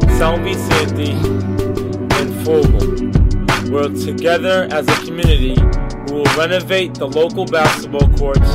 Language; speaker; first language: English; native; English